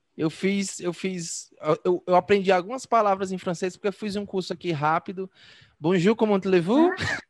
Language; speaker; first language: Portuguese; native; Portuguese